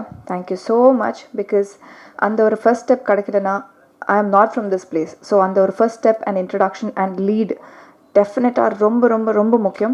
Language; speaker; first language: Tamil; non-native, learner; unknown